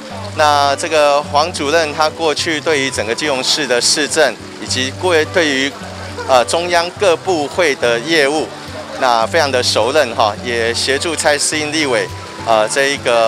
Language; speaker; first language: Chinese; native; Chinese